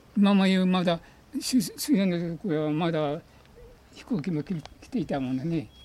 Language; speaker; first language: Japanese; native; Japanese